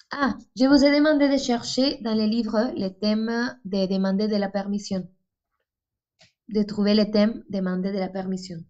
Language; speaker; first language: French; non-native, fluent; Spanish